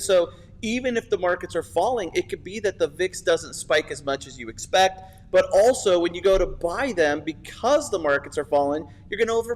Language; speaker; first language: English; native; English